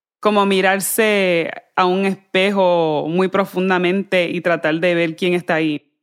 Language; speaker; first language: Spanish; early bilingual, heritage; Spanish